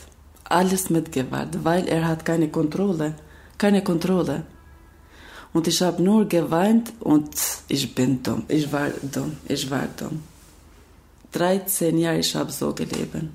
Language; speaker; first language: German; non-native, learner; Albanian